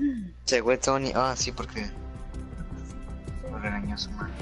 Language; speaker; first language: Spanish; early bilingual, heritage; Spanish